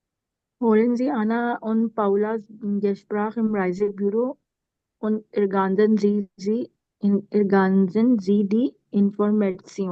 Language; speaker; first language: German; non-native, learner; Urdu